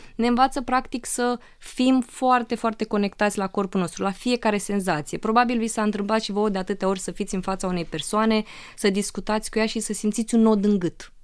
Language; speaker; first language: Romanian; non-native, local second language; Russian